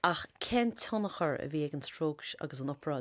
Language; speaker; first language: Irish; native; Irish